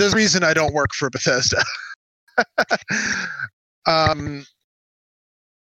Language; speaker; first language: English; native; English